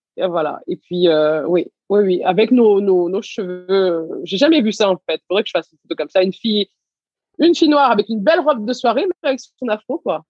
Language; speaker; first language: French; early bilingual, other home language; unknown